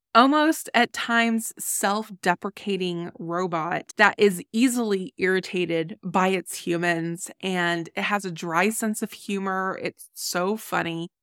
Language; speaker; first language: English; native; English